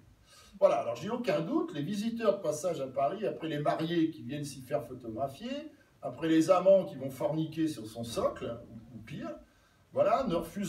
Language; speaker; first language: French; native; French